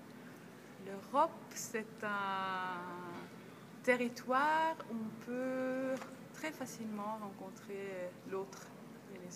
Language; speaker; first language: French; non-native, fluent; Swedish